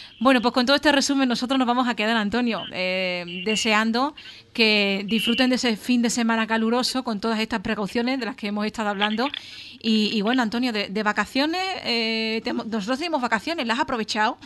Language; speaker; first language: Spanish; native; Spanish